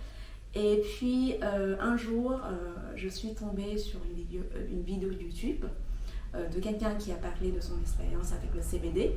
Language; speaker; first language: French; non-native, fluent; Vietnamese